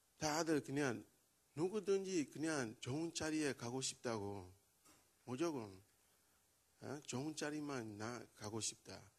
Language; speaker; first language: Korean; non-native, learner; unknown